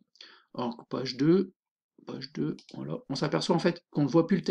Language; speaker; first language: French; native; French